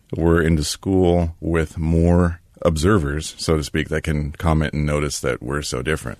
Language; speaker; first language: English; native; English